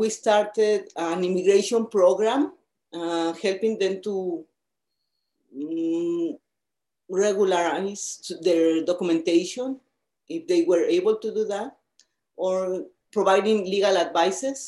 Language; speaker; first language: English; non-native, fluent; Spanish